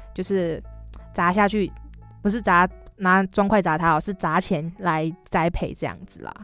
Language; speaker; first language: Chinese; native; Chinese